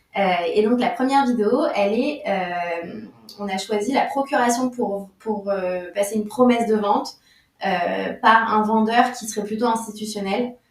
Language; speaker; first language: French; native; French